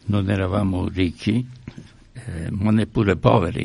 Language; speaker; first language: Italian; native; Italian